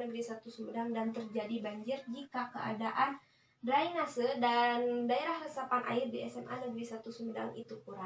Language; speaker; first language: Indonesian; native; Indonesian